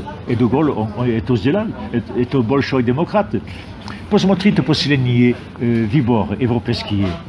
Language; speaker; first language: Russian; non-native, fluent; French